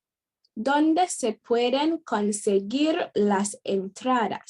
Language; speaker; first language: Spanish; non-native, fluent; English